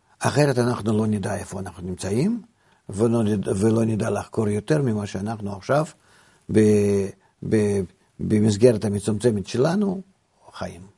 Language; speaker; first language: Hebrew; non-native, fluent; Russian